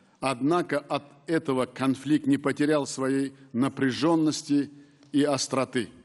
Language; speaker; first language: Russian; non-native, local second language; Uzbek